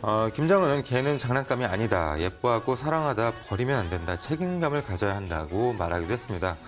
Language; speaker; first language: Korean; native; Korean